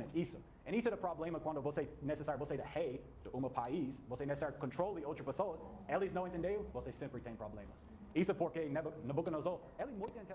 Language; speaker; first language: Portuguese; non-native, learner; English